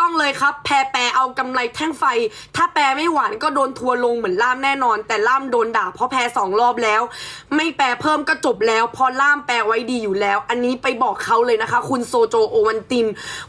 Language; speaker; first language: Thai; native; Thai